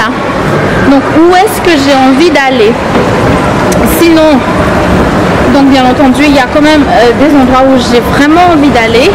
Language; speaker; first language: French; non-native, local second language; Malagasy